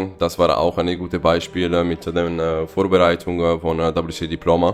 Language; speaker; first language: German; non-native, fluent; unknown